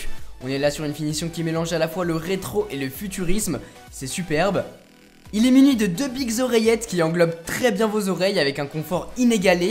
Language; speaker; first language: French; native; French